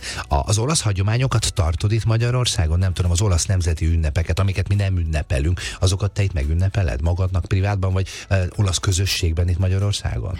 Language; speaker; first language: Hungarian; native; Hungarian